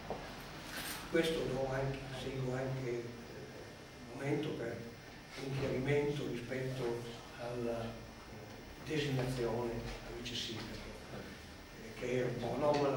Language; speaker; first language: Italian; native; Italian